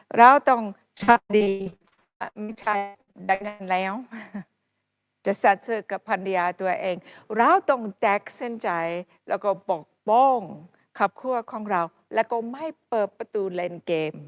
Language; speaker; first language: Thai; non-native, fluent; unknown